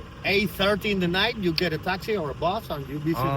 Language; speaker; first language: English; non-native, fluent; Spanish